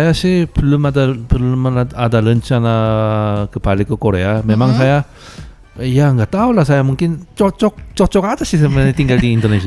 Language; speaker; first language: Indonesian; non-native, fluent; Korean